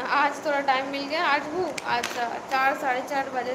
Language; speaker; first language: Hindi; non-native, local second language; Bangla